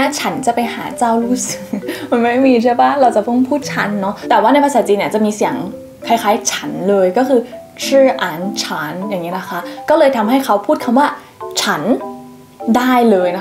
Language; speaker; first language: Thai; native; Thai